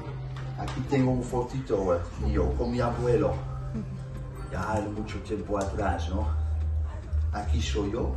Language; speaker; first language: Spanish; non-native, fluent; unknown